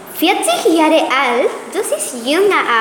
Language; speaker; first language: German; non-native, learner; Spanish